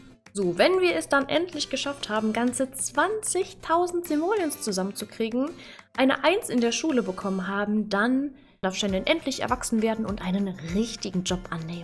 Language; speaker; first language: German; native; German